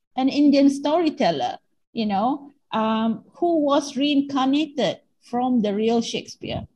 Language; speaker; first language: English; non-native, local second language; Malay